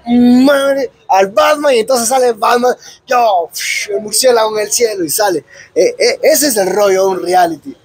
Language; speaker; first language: Spanish; native; Spanish